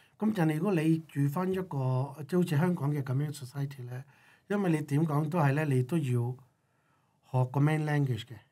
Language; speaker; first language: Cantonese; non-native, local second language; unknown